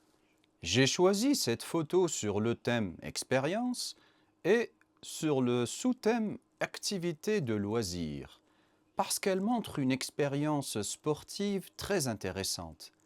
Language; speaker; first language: French; non-native, learner; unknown